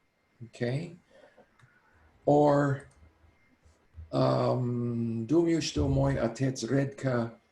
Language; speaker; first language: Russian; non-native, learner; English